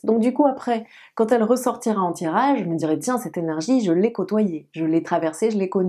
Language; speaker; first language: French; native; French